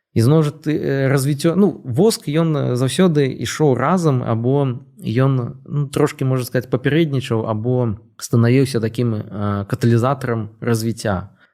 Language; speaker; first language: Belarusian; non-native, local second language; Russian